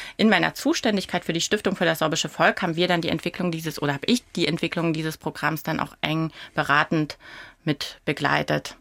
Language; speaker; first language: German; non-native, local second language; Upper Sorbian